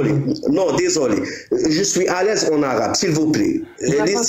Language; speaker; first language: French; non-native, local second language; Arabic